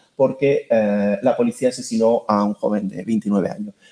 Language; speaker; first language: Spanish; native; Spanish